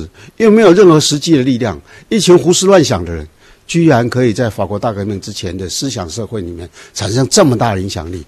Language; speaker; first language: Chinese; native; Chinese